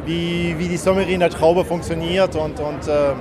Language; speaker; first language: German; native; German